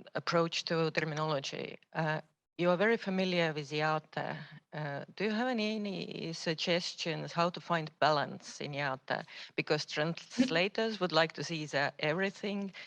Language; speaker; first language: English; non-native, fluent; Estonian